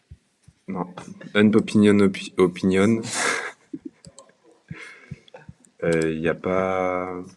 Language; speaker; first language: French; native; French